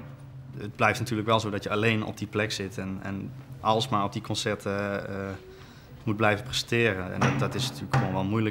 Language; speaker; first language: Dutch; native; Dutch